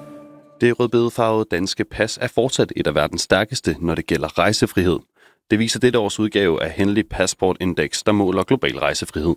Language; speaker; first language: Danish; native; Danish